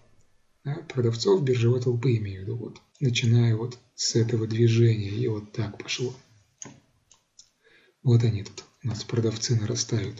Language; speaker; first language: Russian; native; Russian